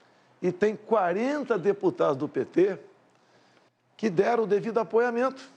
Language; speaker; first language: Portuguese; native; Portuguese